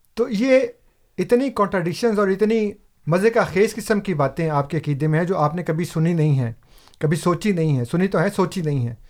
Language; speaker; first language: Urdu; non-native, local second language; Punjabi